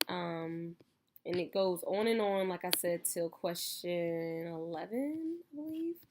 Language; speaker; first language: English; native; English